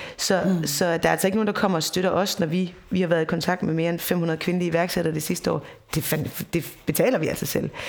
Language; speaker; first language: Danish; native; Danish